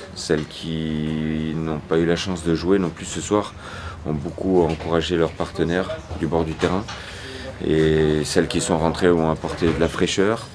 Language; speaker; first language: French; native; French